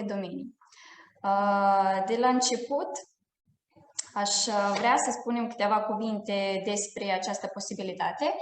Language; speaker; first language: Romanian; non-native, fluent; Russian